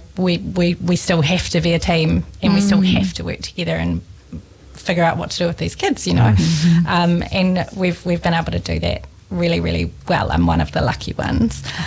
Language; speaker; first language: English; native; English